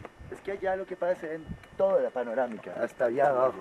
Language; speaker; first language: Spanish; native; Spanish